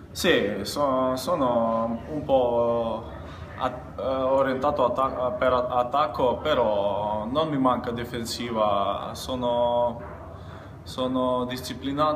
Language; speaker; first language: Italian; non-native, learner; Macedonian